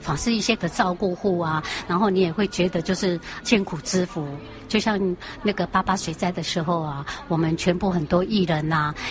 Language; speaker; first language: Chinese; native; Chinese